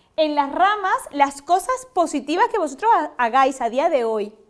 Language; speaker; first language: Spanish; native; Spanish